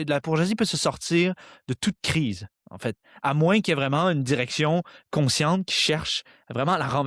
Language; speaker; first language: French; native; French